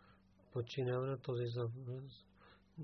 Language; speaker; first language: Bulgarian; non-native, learner; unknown